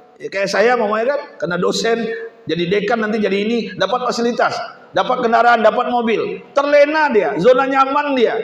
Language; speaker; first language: Indonesian; native; Indonesian